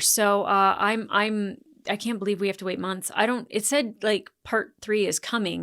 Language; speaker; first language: English; native; English